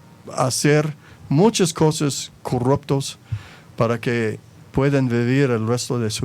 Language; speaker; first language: Spanish; non-native, fluent; English